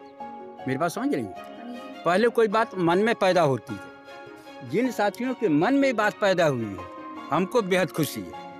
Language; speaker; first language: Hindi; native; Hindi